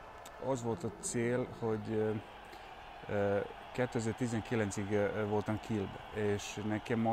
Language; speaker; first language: Hungarian; non-native, fluent; Serbian